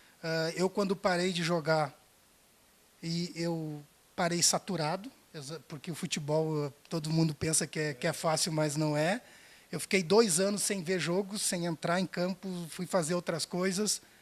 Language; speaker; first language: Portuguese; native; Portuguese